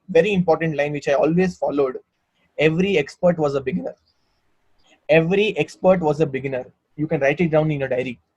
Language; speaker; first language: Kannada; non-native, local second language; Hindi